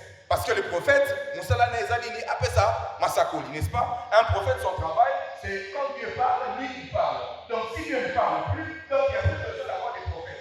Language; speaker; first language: French; non-native, local second language; Lingala